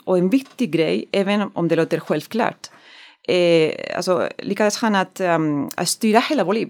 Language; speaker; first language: Swedish; non-native, learner; Spanish